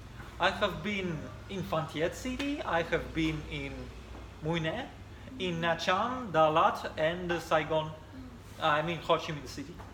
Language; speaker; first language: English; non-native, fluent; Russian